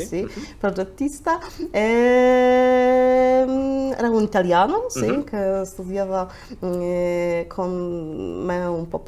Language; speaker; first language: Italian; non-native, fluent; Polish